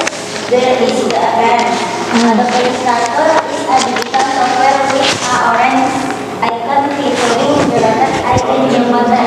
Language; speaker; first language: English; non-native, learner; Indonesian